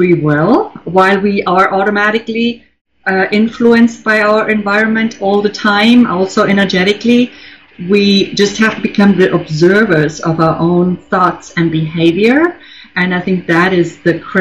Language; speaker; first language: English; non-native, fluent; German